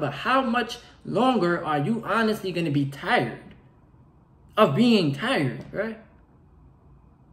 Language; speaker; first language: English; native; English